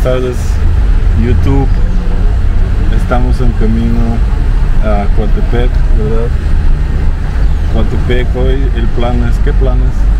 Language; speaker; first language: Spanish; non-native, fluent; Russian